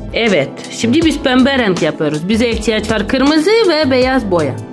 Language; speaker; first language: Turkish; non-native, learner; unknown